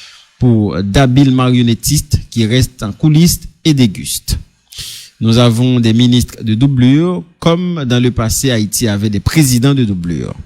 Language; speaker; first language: French; non-native, local second language; Haitian Creole